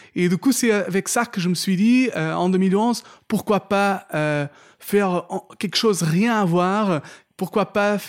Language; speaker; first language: French; non-native, fluent; Portuguese